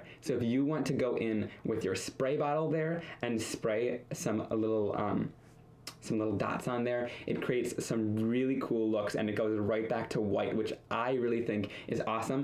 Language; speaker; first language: English; native; English